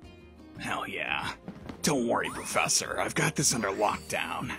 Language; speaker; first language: English; native; English